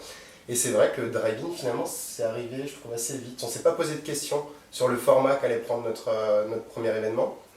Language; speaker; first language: French; native; French